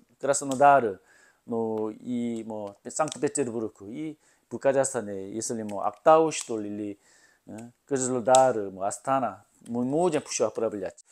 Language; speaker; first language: Russian; non-native, learner; Korean